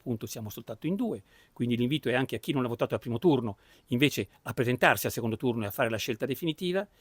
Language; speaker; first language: Italian; native; Italian